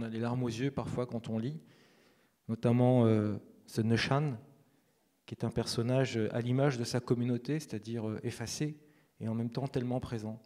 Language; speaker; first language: French; native; French